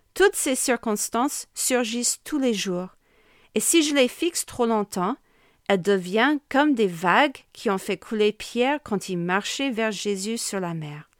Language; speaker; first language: French; non-native, fluent; English